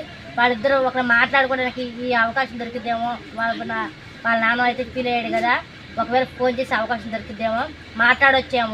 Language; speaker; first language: Telugu; native; Telugu